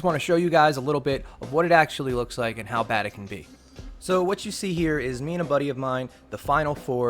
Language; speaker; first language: English; native; English